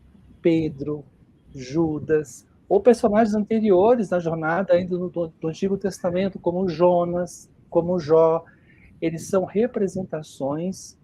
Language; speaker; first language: Portuguese; native; Portuguese